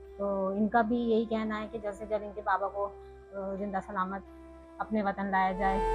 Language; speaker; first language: Urdu; native; Urdu